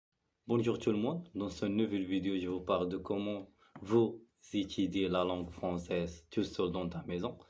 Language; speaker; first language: French; non-native, learner; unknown